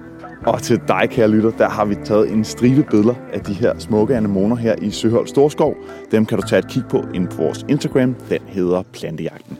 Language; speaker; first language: Danish; native; Danish